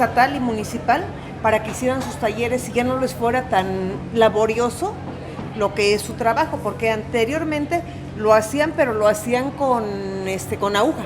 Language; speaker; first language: Spanish; native; Spanish